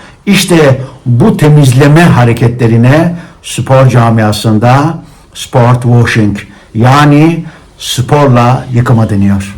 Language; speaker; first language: Turkish; native; Turkish